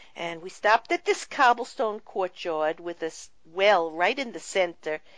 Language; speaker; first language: English; early bilingual, other home language; Russian